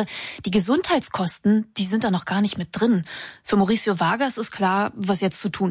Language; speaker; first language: German; native; German